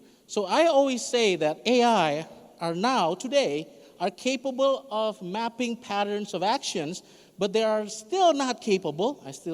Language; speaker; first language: English; non-native, fluent; Indonesian